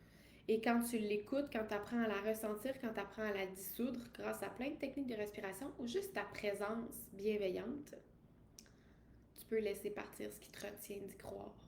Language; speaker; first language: French; native; French